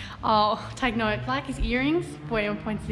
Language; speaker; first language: English; native; English